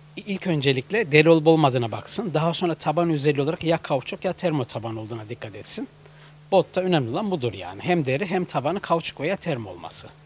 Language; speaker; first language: Turkish; native; Turkish